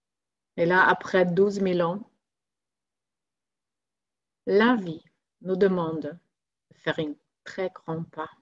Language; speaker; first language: French; non-native, fluent; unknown